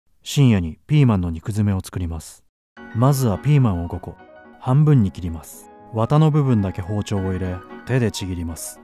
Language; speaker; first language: Japanese; native; Japanese